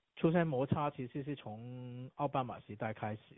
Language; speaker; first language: Chinese; non-native, local second language; Cantonese